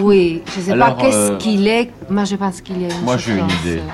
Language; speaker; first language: French; non-native, learner; Italian